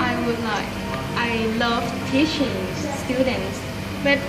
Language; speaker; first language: English; non-native, learner; Thai